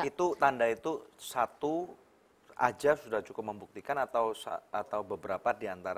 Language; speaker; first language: Indonesian; native; Indonesian